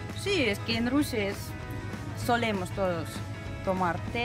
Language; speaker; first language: Spanish; non-native, fluent; Russian